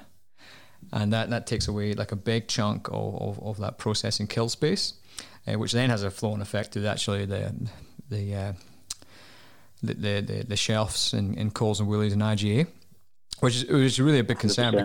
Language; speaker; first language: English; native; English